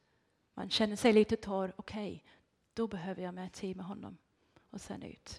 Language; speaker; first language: Swedish; non-native, fluent; English